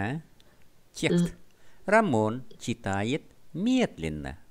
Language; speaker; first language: Russian; non-native, fluent; Vietnamese